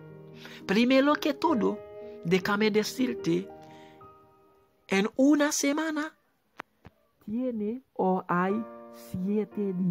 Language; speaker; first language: Spanish; non-native, local second language; Haitian Creole